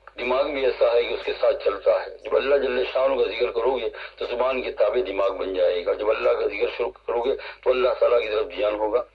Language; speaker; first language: Urdu; non-native, local second language; Gujarati